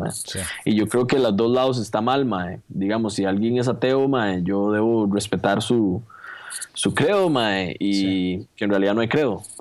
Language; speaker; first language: Spanish; native; Spanish